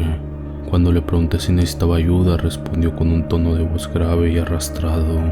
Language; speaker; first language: Spanish; native; Spanish